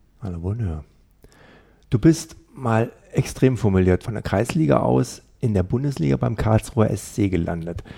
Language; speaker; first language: German; native; German